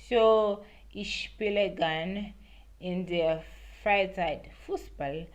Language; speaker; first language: German; non-native, learner; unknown